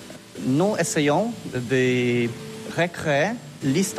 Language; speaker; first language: French; non-native, learner; Polish